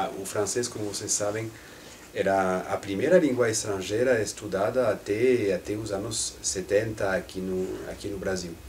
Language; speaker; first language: Portuguese; non-native, fluent; French